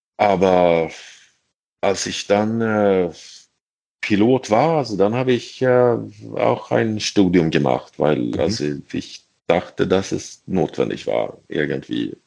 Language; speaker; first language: German; non-native, fluent; Swedish